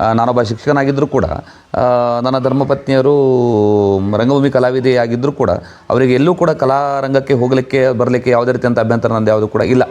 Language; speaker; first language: Kannada; non-native, local second language; Konkani